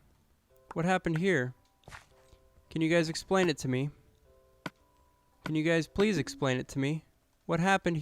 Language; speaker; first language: English; native; English